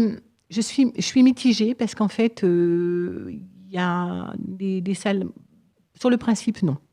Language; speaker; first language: French; native; French